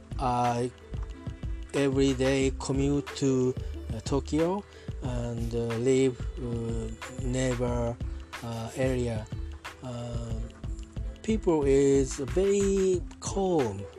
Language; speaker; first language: English; non-native, learner; Japanese